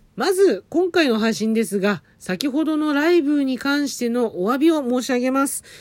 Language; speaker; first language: Japanese; native; Japanese